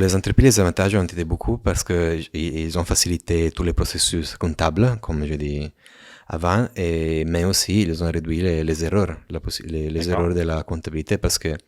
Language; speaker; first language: French; non-native, fluent; Italian